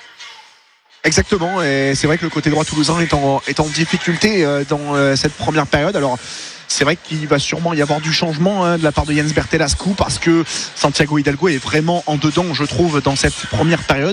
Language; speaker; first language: French; native; French